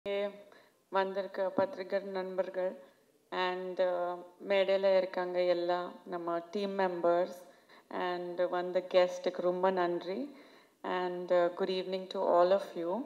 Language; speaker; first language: Tamil; non-native, fluent; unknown